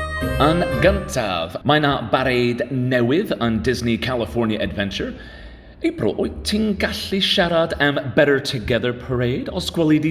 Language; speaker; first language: Welsh; non-native, learner; English